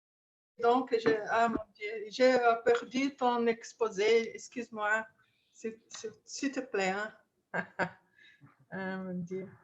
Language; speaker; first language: French; non-native, fluent; Portuguese